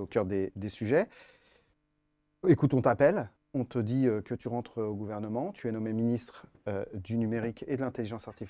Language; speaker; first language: French; native; French